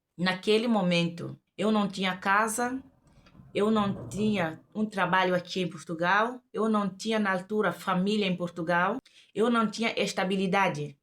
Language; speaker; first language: Portuguese; native; Portuguese